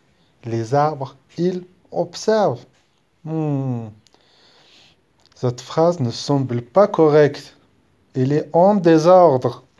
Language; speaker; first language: French; non-native, local second language; Arabic